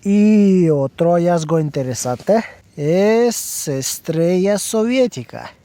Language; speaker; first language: Spanish; non-native, learner; Russian